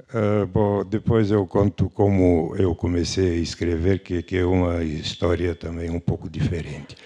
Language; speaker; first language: Portuguese; non-native, fluent; Bulgarian